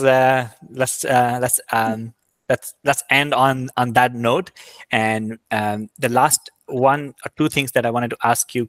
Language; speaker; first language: English; non-native, local second language; Gujarati